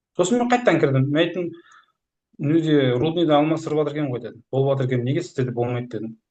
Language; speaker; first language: Kazakh; early bilingual, heritage; Kazakh